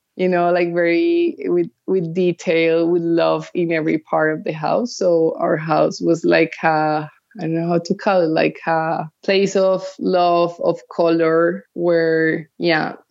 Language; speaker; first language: English; early bilingual, other home language; Spanish